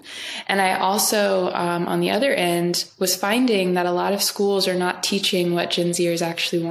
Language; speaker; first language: English; native; English